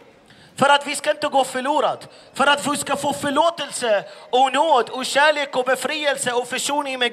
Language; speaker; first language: Swedish; non-native, fluent; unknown